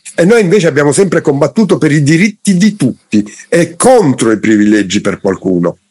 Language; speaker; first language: Italian; native; Italian